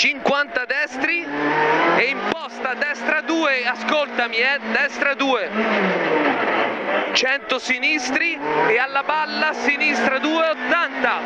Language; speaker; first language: Italian; native; Italian